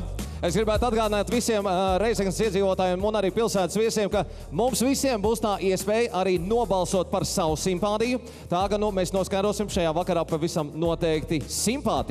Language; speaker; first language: Latvian; native; Latvian